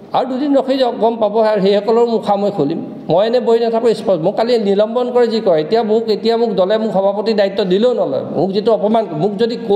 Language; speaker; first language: Assamese; non-native, local second language; Mising